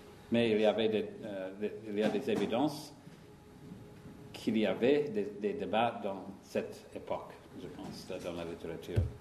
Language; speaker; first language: French; non-native, learner; English